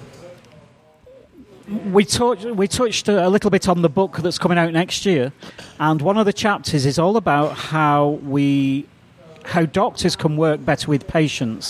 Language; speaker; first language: English; native; English